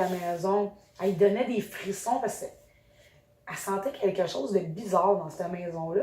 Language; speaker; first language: French; native; French